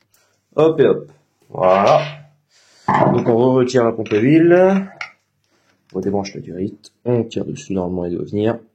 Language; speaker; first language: French; native; French